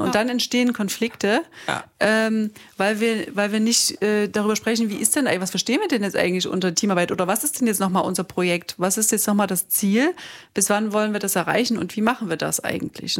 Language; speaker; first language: German; native; German